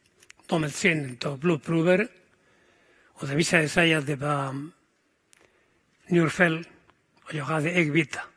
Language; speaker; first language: Swedish; non-native, fluent; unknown